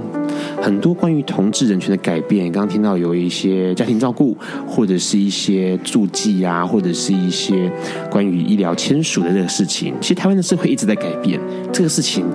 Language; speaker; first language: Chinese; native; Chinese